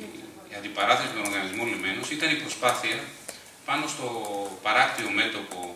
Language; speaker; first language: Greek; native; Greek